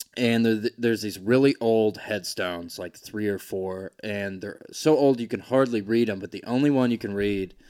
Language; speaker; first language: English; native; English